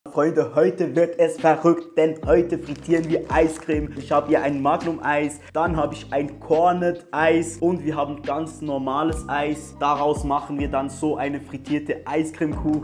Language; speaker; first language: German; native; German